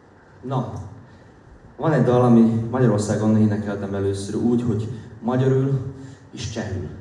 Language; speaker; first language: Hungarian; non-native, fluent; Slovak